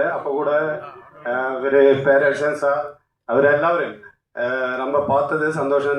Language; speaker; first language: Tamil; non-native, learner; Malayalam